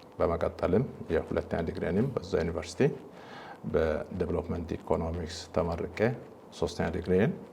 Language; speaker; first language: Amharic; non-native, local second language; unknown